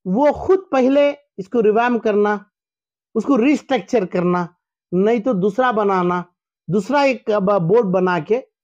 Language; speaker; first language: Hindi; non-native, local second language; Urdu